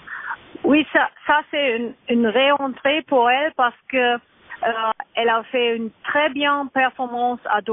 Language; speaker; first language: French; non-native, learner; German